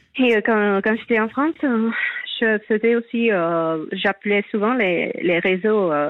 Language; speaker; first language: French; non-native, fluent; Finnish